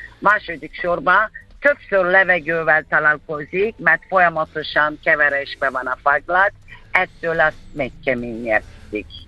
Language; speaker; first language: Hungarian; non-native, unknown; Turkish